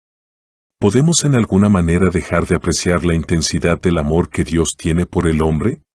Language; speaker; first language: Spanish; native; Spanish